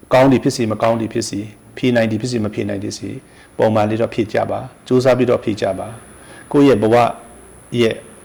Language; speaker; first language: Burmese; non-native, local second language; Tedim Chin